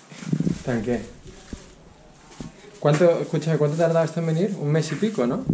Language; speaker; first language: Spanish; native; Spanish